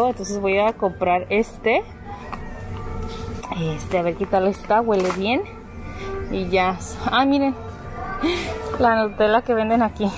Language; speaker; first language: Spanish; native; Spanish